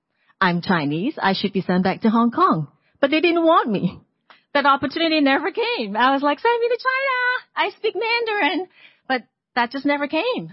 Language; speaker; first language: English; non-native, local second language; Cantonese